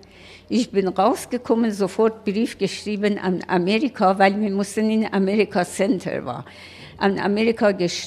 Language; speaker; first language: German; non-native, learner; Persian